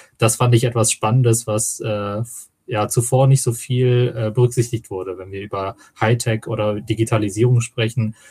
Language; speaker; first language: German; early bilingual, other home language; Tamil